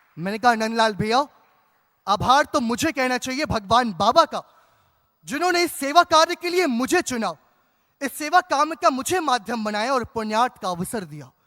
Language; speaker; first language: Hindi; native; Hindi